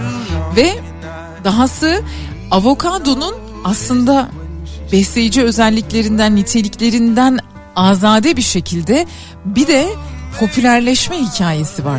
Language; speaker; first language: Turkish; native; Turkish